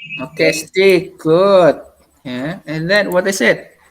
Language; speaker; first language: English; non-native, learner; Indonesian